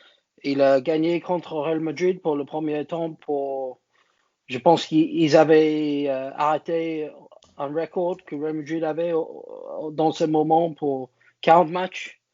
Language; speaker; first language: French; non-native, learner; English